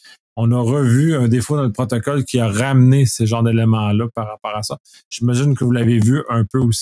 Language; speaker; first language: French; native; French